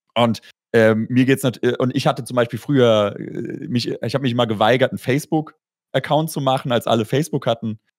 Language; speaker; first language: German; native; German